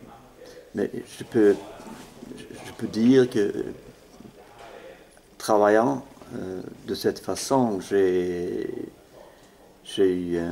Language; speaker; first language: French; non-native, fluent; Swedish